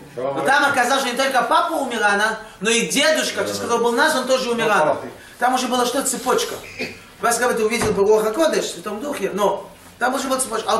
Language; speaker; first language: Russian; early bilingual, heritage; Russian